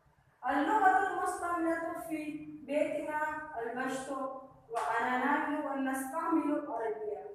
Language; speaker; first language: Arabic; non-native, learner; Pashto